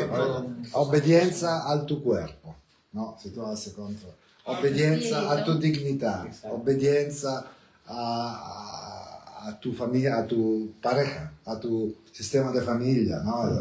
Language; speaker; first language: Spanish; non-native, learner; Italian